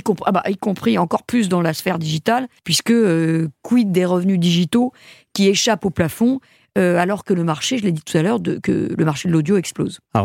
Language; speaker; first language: French; native; French